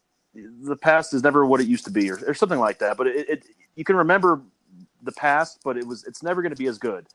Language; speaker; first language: English; native; English